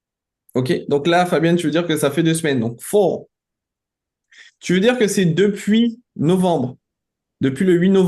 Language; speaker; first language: French; native; French